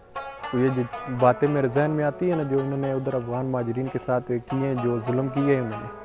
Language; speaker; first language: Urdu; early bilingual, other home language; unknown